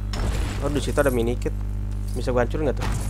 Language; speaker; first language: Indonesian; native; Indonesian